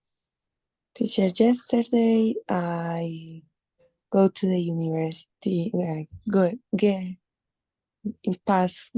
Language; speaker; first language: English; non-native, learner; Spanish